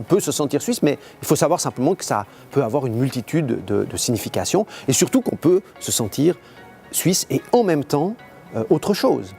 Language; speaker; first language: French; native; French